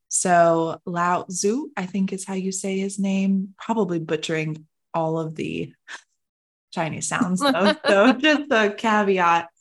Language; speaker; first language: English; native; English